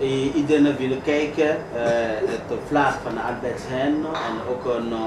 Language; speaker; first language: Dutch; non-native, learner; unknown